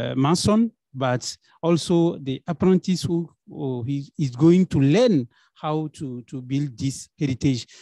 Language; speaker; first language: English; non-native, learner; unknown